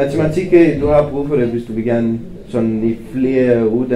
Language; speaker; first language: Danish; non-native, fluent; Romanian